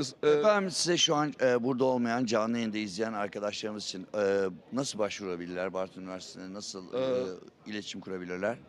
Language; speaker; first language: Turkish; native; Turkish